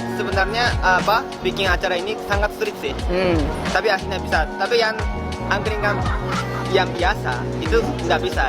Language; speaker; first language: Indonesian; non-native, fluent; Japanese